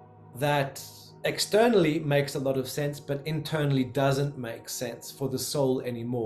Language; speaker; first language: English; native; English